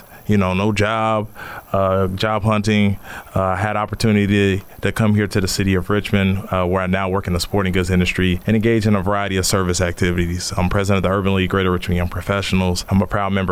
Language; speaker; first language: English; native; English